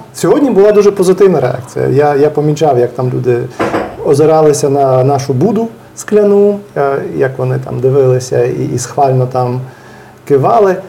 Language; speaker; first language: Ukrainian; native; Ukrainian